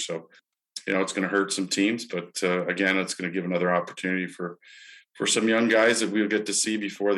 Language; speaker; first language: English; native; English